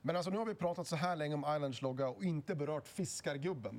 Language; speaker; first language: Swedish; native; Swedish